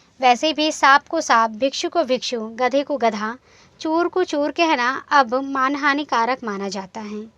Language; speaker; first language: Hindi; native; Hindi